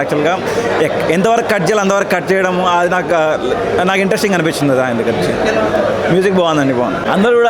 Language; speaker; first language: Telugu; native; Telugu